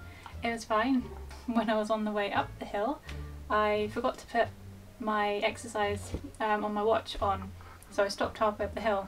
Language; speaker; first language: English; native; English